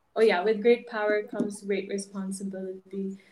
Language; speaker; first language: English; non-native, local second language; Hiligaynon